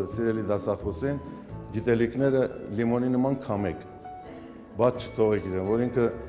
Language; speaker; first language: Armenian; early bilingual, heritage; Armenian